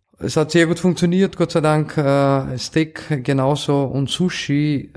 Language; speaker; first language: German; non-native, fluent; Romanian